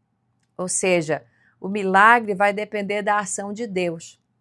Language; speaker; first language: Portuguese; native; Portuguese